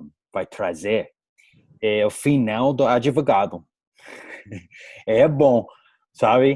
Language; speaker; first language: Portuguese; non-native, learner; English